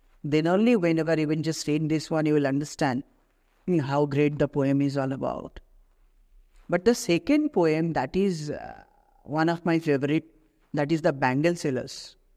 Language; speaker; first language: English; non-native, local second language; Bangla